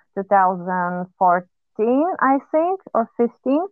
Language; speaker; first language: English; non-native, fluent; Polish